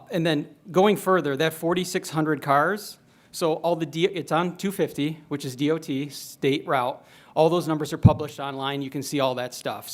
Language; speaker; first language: English; native; English